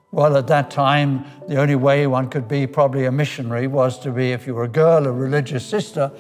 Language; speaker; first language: English; native; English